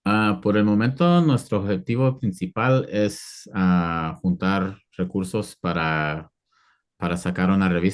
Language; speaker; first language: Spanish; early bilingual, heritage; Spanish